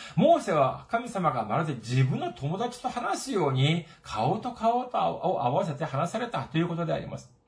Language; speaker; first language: Japanese; non-native, fluent; Korean